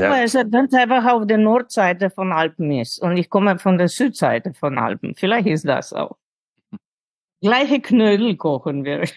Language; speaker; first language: German; non-native, fluent; Slovenian